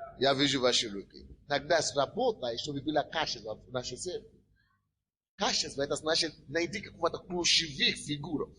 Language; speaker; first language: Russian; non-native, fluent; Yoruba